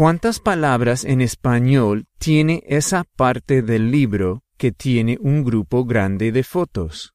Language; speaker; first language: Spanish; non-native, fluent; English